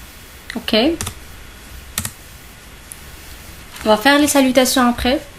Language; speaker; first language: French; non-native, local second language; Arabic